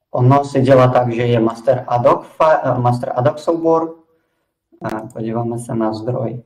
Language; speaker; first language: Czech; non-native, fluent; Russian